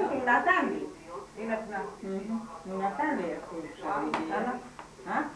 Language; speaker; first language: Hebrew; non-native, learner; Hungarian